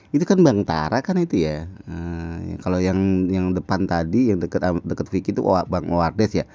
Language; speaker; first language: Indonesian; native; Indonesian